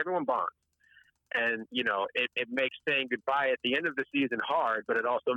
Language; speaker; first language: English; native; English